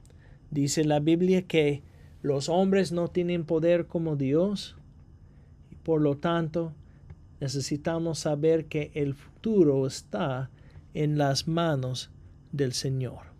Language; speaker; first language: Spanish; non-native, fluent; English